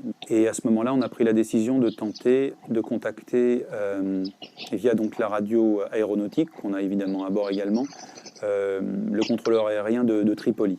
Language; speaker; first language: French; native; French